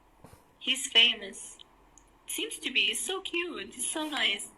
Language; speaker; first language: English; non-native, fluent; Somali